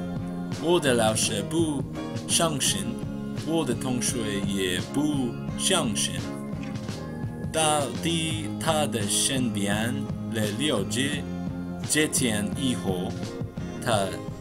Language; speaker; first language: Chinese; non-native, learner; English